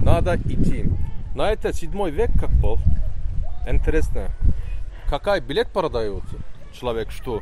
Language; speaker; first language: Russian; non-native, learner; Turkish